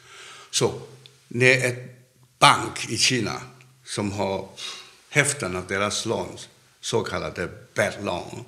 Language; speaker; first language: Swedish; non-native, fluent; Cantonese